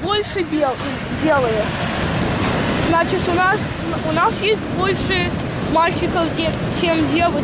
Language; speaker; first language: Russian; early bilingual, heritage; Russian